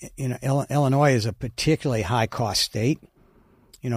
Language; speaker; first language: English; native; English